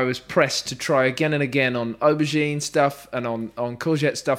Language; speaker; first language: English; native; English